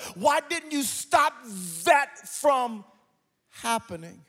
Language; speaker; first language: English; native; English